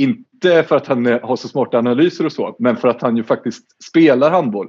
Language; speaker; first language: Swedish; native; Swedish